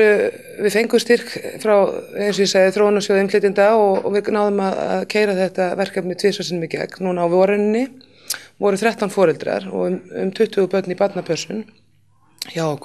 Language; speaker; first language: Icelandic; native; Icelandic